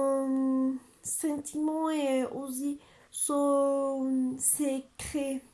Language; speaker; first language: French; non-native, learner; Spanish